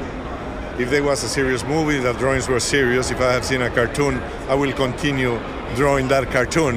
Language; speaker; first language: English; non-native, fluent; Spanish